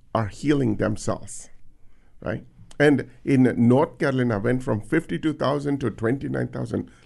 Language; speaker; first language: English; non-native, local second language; Tamil